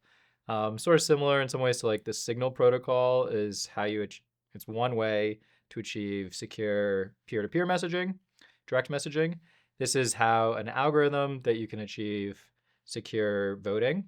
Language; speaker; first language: English; native; English